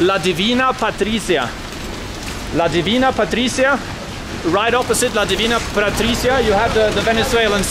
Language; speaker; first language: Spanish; non-native, learner; English